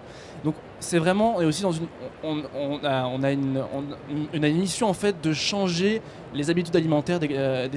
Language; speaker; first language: French; native; French